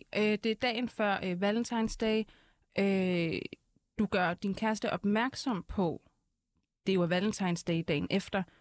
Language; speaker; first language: Danish; early bilingual, other home language; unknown